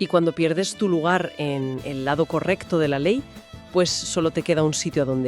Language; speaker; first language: Spanish; native; Spanish